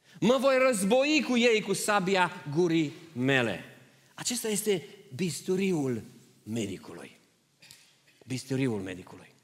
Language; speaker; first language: Romanian; early bilingual, heritage; Romanian